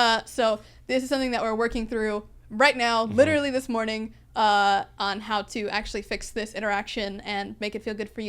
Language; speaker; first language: English; native; English